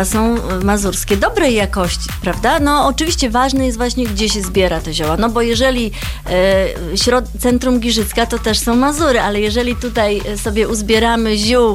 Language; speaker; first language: Polish; native; Polish